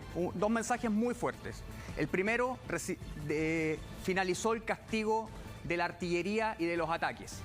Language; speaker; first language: Spanish; native; Spanish